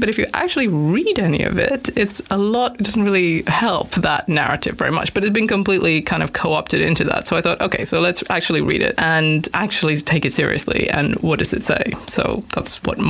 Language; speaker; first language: English; native; English